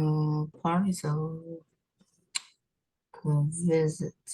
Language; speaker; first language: English; non-native, learner; Vietnamese